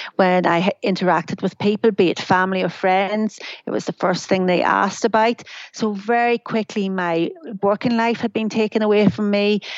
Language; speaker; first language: English; native; English